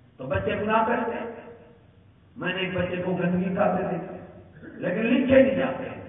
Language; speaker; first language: Urdu; non-native, local second language; Punjabi